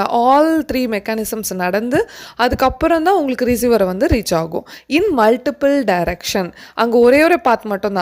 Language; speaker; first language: Tamil; native; Tamil